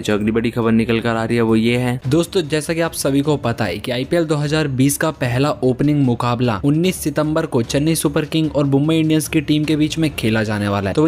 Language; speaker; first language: Hindi; native; Hindi